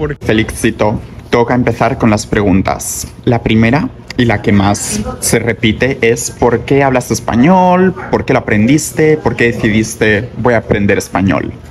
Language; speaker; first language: Spanish; native; Spanish